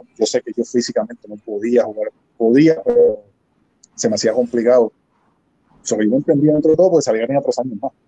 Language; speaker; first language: Spanish; native; Spanish